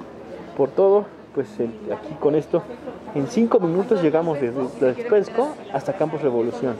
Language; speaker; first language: Spanish; native; Spanish